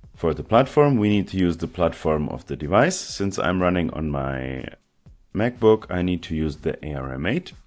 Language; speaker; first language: English; non-native, fluent; German